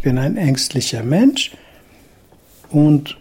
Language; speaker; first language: German; non-native, fluent; Hungarian